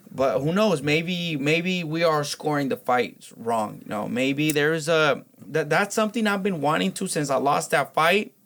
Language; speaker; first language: English; early bilingual, other home language; Spanish